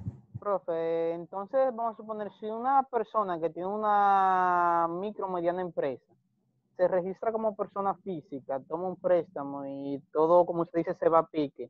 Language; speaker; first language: Spanish; native; Spanish